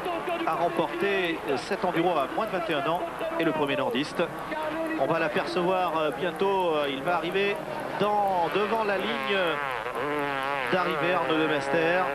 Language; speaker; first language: French; native; French